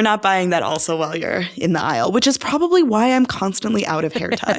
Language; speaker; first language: English; native; English